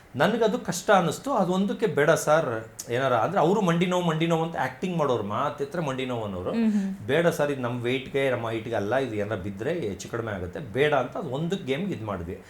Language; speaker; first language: Kannada; native; Kannada